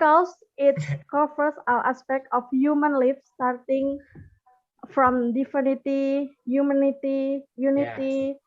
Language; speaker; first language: English; non-native, learner; Indonesian